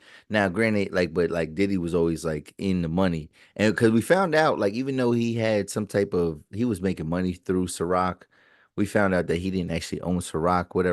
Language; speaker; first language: English; native; English